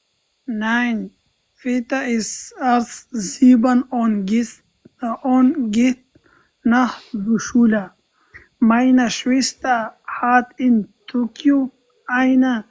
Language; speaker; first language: German; non-native, learner; Pashto